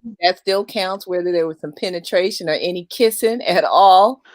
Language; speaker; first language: English; native; English